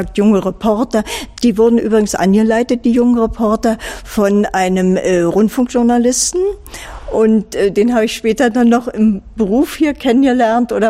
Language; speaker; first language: German; native; German